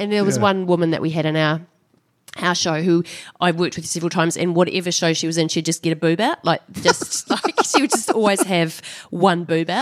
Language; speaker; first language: English; native; English